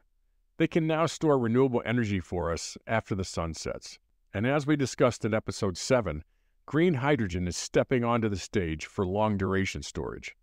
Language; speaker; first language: English; native; English